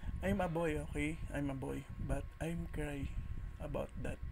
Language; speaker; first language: English; non-native, learner; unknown